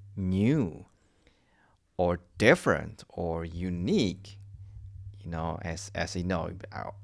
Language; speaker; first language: English; non-native, fluent; Indonesian